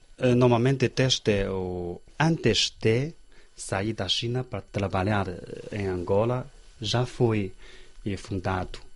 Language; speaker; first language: Portuguese; non-native, learner; Chinese